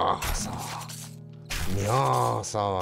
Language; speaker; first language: Russian; native; Russian